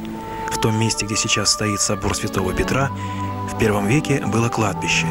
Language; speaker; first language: Russian; native; Russian